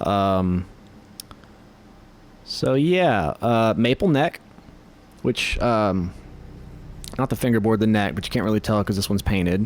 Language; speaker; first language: English; native; English